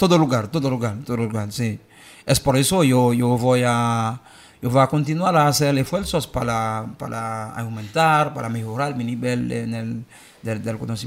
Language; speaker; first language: Spanish; non-native, learner; Haitian Creole